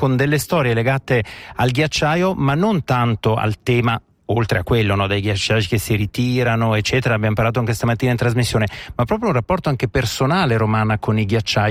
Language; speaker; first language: Italian; native; Italian